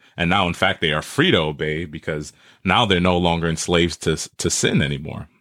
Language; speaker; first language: English; native; English